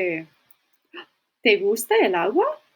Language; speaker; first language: Spanish; non-native, fluent; English